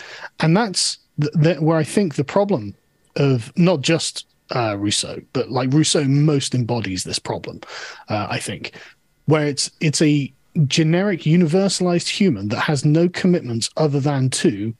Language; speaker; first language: English; native; English